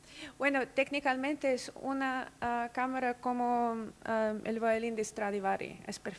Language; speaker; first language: Spanish; non-native, fluent; Russian